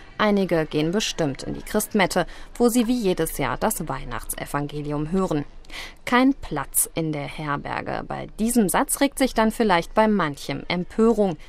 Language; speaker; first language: German; native; German